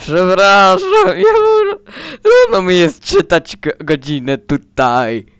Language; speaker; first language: Polish; early bilingual, heritage; Polish